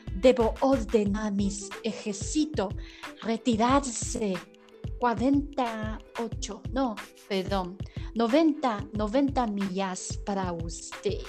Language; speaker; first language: Spanish; non-native, learner; Chinese